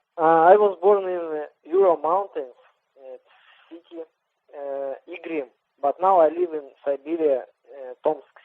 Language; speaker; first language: English; non-native, learner; Russian